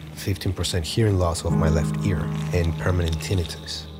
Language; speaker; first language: English; early bilingual, other home language; Spanish